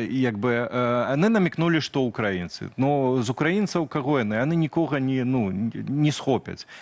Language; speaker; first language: Belarusian; native; Belarusian